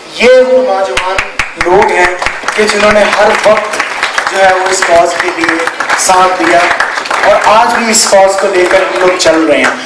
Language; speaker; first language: Urdu; non-native, local second language; Punjabi